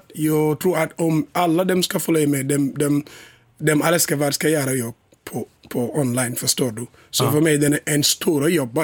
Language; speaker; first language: Swedish; non-native, learner; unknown